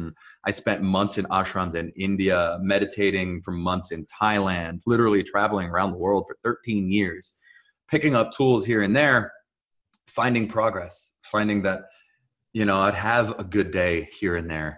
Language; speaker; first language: English; early bilingual, other home language; Hebrew